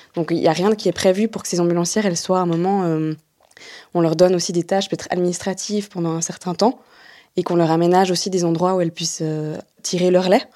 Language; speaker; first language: French; native; French